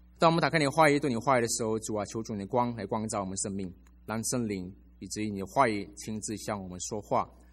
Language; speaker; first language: Chinese; native; Chinese